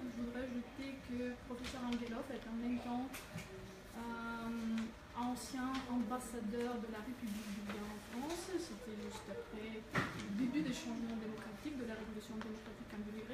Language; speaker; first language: French; non-native, fluent; Bulgarian